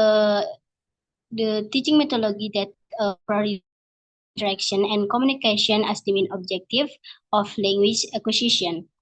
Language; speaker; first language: English; non-native, learner; Indonesian